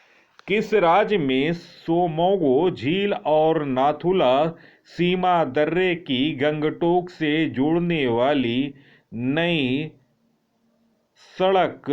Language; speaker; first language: Hindi; native; Hindi